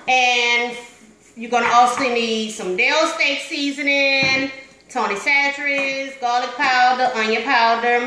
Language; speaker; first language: English; native; English